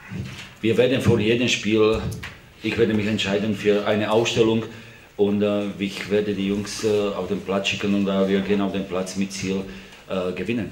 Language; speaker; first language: German; non-native, fluent; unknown